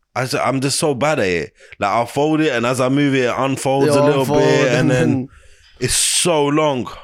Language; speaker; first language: English; non-native, local second language; Arabic